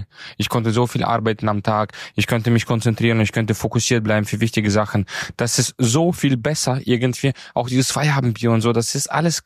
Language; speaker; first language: German; native; German